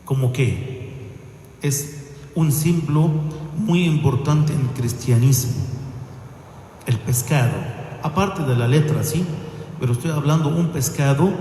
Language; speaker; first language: Spanish; non-native, fluent; Arabic